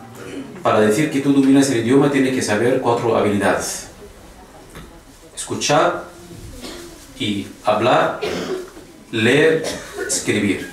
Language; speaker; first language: Spanish; non-native, fluent; Arabic